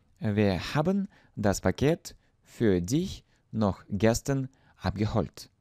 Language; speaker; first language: German; non-native, fluent; Russian